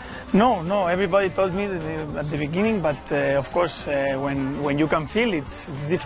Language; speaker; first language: English; non-native, fluent; Spanish